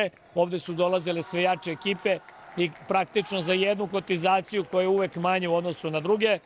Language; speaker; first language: Serbian; native; Serbian